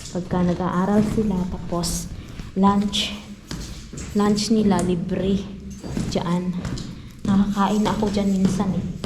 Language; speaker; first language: Filipino; non-native, local second language; Hiligaynon